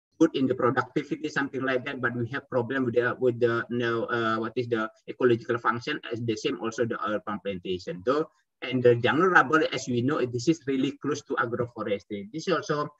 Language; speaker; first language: English; non-native, fluent; Indonesian